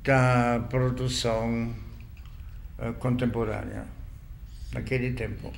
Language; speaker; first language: Portuguese; non-native, fluent; German